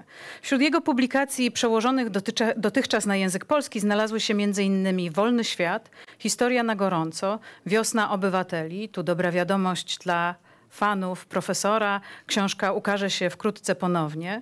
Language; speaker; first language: Polish; native; Polish